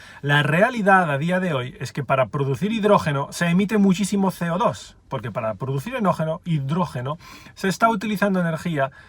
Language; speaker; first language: Spanish; native; Spanish